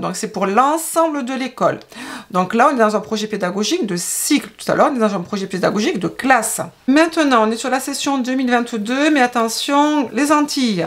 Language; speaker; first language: French; native; French